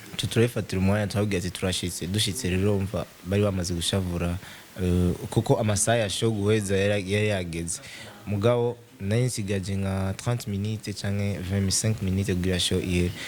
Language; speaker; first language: Rundi; native; Rundi